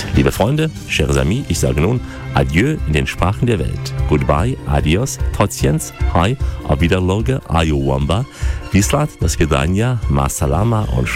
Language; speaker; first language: German; native; German